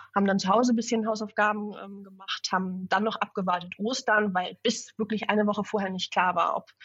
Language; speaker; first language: German; native; German